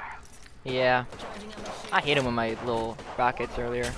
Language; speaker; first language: English; native; English